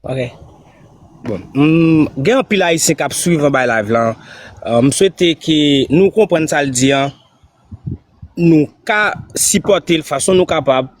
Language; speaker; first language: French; non-native, learner; Haitian Creole